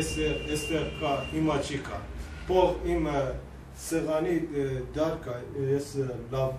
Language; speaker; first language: Armenian; non-native, learner; Persian